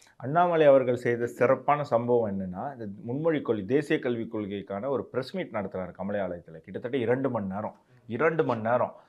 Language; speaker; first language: Tamil; native; Tamil